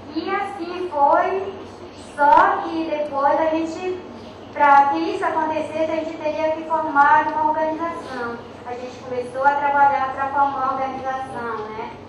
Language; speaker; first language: Portuguese; non-native, local second language; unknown